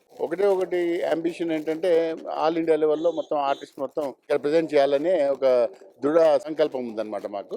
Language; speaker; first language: Telugu; native; Telugu